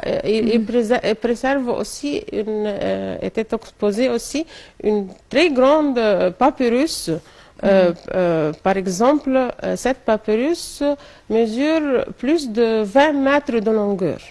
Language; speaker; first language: French; non-native, fluent; Arabic